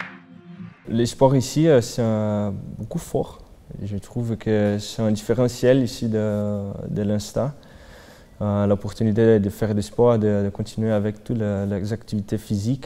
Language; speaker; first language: French; non-native, fluent; Portuguese